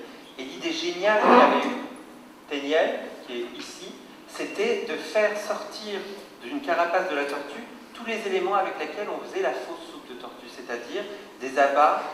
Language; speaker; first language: French; native; French